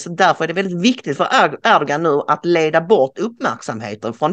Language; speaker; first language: Swedish; native; Swedish